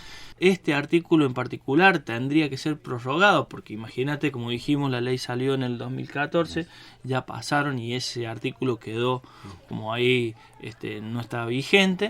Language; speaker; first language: Spanish; native; Spanish